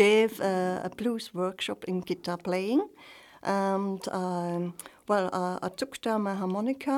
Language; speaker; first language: English; non-native, fluent; German